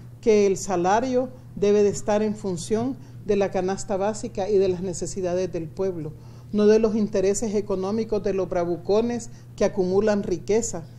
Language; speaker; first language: Spanish; native; Spanish